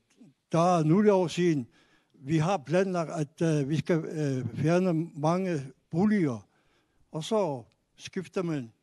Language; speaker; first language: Danish; non-native, local second language; Kalaallisut